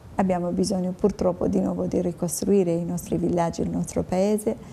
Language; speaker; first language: Italian; non-native, fluent; Kurdish